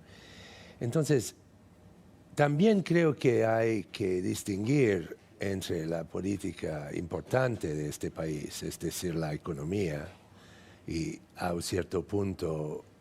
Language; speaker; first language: Spanish; non-native, fluent; English